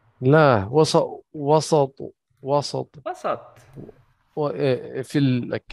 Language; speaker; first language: Arabic; non-native, learner; English